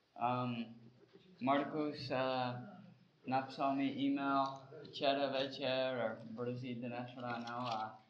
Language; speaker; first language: Czech; non-native, learner; English